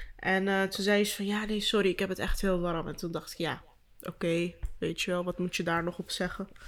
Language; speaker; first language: Dutch; early bilingual, other home language; Turkish